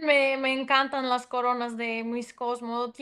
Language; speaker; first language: Spanish; non-native, fluent; Greek